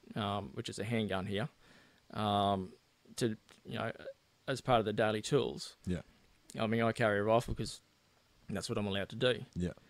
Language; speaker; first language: English; native; English